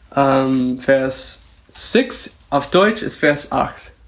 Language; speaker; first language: German; non-native, fluent; English